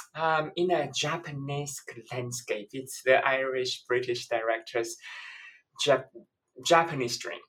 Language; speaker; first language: English; non-native, fluent; Chinese